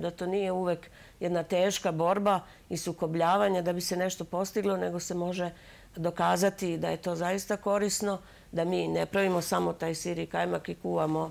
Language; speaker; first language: Serbian; native; Serbian